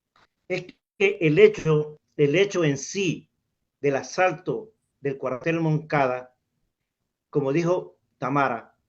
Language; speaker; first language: Spanish; native; Spanish